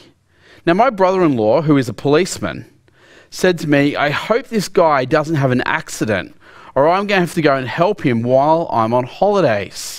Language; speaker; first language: English; native; English